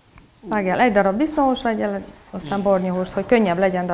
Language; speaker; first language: Hungarian; native; Hungarian